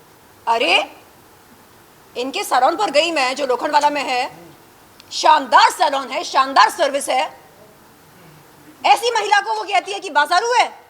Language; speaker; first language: Hindi; native; Hindi